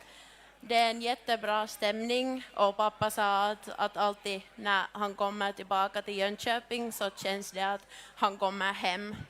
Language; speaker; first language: Swedish; non-native, local second language; Finnish